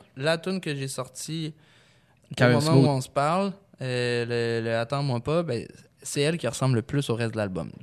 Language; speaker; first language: French; native; French